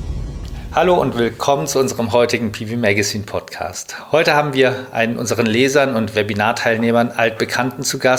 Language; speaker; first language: German; native; German